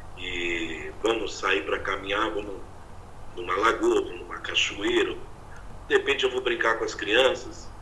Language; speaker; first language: Portuguese; native; Portuguese